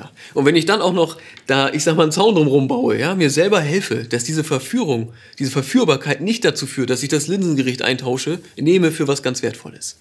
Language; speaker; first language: German; native; German